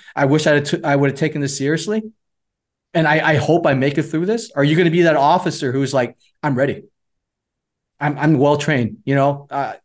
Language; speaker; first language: English; native; English